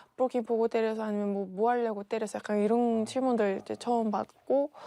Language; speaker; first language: Korean; non-native, fluent; Mongolian